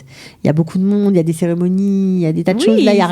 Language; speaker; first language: French; native; French